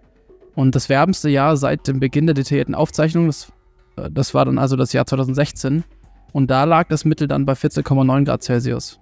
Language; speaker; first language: German; native; German